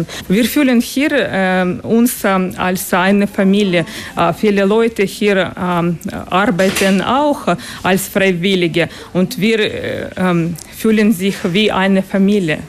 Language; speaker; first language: German; non-native, learner; Ukrainian